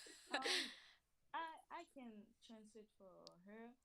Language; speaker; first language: English; non-native, learner; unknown